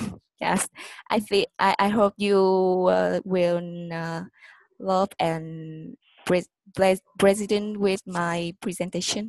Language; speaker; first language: English; non-native, learner; Vietnamese